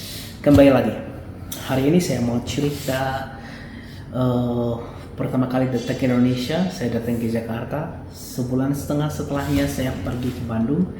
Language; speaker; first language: Indonesian; non-native, fluent; Arabic